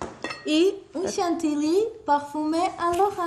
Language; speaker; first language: French; non-native, fluent; Portuguese